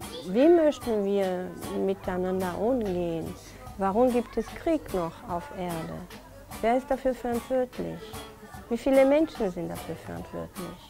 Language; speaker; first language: German; non-native, fluent; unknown